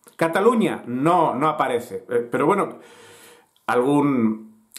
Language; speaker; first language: Spanish; native; Spanish